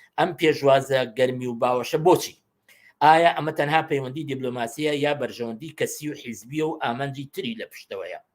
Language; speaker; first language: Central Kurdish; native; Central Kurdish